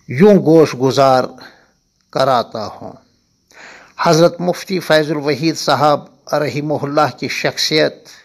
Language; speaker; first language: Urdu; non-native, local second language; Kashmiri